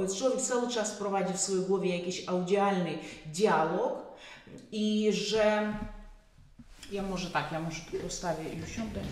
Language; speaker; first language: Polish; non-native, fluent; Russian